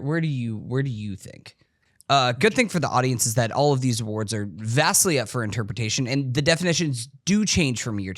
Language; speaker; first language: English; native; English